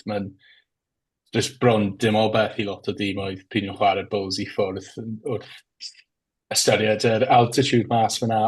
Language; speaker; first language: Welsh; native; Welsh